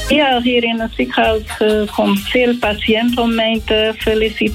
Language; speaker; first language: Dutch; non-native, learner; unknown